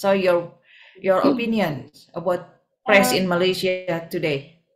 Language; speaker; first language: English; non-native, fluent; Indonesian